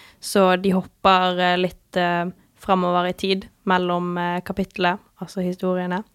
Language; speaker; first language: Norwegian; native; Norwegian